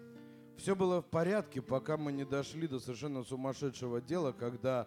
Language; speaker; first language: Russian; native; Russian